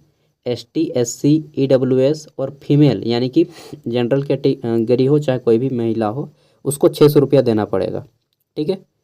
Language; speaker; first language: Hindi; native; Hindi